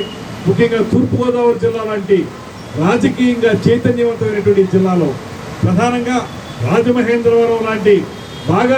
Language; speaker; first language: Telugu; native; Telugu